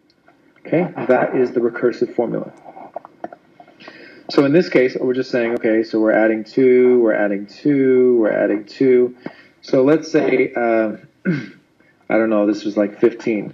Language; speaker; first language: English; native; English